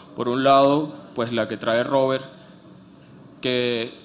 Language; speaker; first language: Spanish; native; Spanish